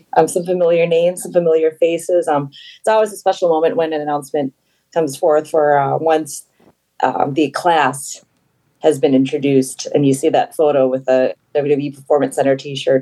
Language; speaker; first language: English; native; English